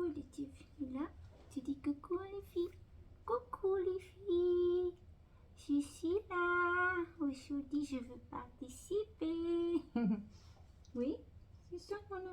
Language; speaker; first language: French; non-native, fluent; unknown